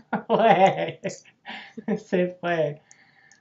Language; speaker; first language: French; non-native, learner; English